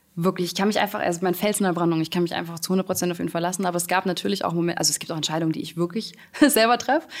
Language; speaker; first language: German; native; German